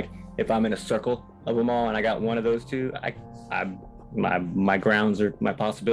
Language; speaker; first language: English; native; English